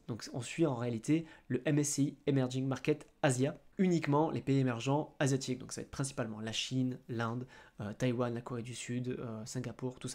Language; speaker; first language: French; native; French